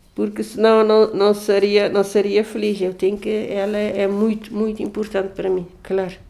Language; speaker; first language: Portuguese; non-native, local second language; Kabuverdianu